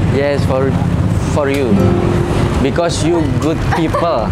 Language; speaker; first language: English; non-native, learner; Indonesian